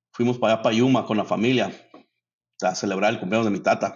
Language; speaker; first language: Spanish; early bilingual, heritage; Spanish